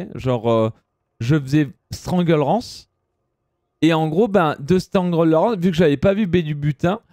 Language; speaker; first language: French; early bilingual, other home language; Italian